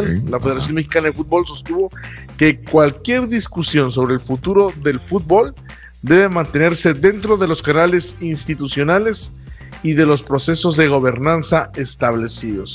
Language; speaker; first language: Spanish; native; Spanish